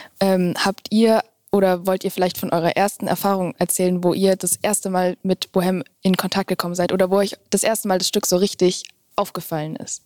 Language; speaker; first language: German; native; German